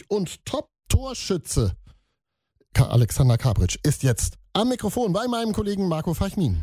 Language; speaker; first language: German; native; German